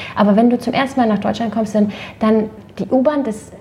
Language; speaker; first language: German; non-native, fluent; Latvian